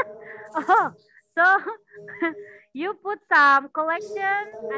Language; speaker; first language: English; non-native, learner; Indonesian